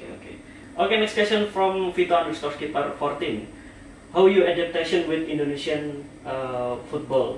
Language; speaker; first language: English; non-native, learner; Indonesian